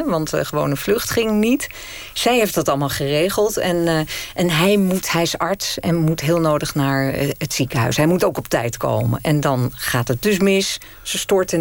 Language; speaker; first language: Dutch; native; Dutch